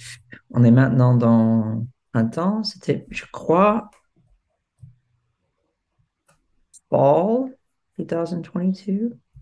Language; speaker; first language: French; non-native, fluent; English